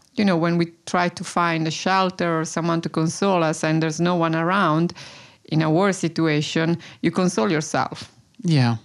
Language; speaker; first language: English; non-native, fluent; Italian